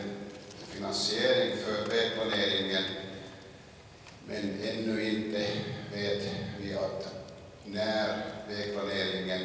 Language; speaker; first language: Swedish; non-native, local second language; Finnish